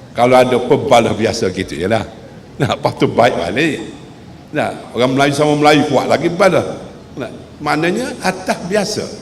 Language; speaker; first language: Malay; native; Malay